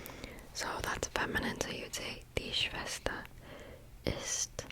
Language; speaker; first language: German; non-native, learner; English